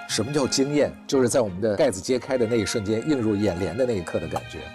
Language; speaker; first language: Chinese; native; Chinese